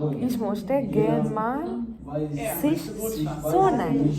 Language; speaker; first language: German; non-native, learner; Malayalam